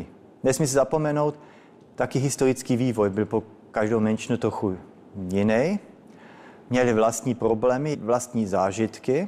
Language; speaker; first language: Czech; early bilingual, heritage; Czech